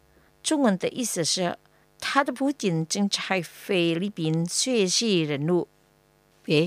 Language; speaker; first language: Chinese; early bilingual, heritage; Chinese